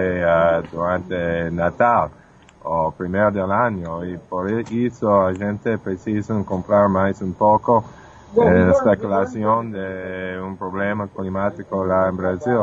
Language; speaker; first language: Portuguese; non-native, fluent; English